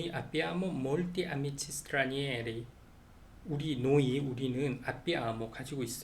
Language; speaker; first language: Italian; non-native, learner; Korean